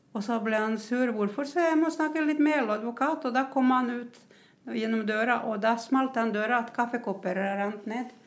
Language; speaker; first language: Norwegian; non-native, fluent; Croatian